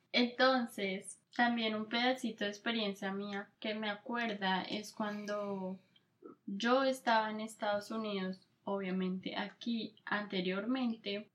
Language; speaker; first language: Spanish; native; Spanish